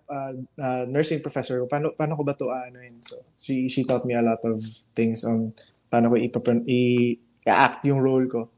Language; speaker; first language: Filipino; native; Filipino